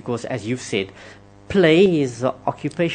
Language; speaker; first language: English; non-native, local second language; Afrikaans